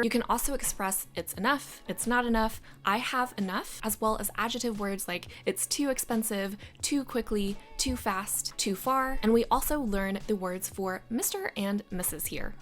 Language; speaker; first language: English; native; English